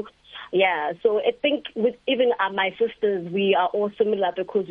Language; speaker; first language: English; non-native, local second language; Zulu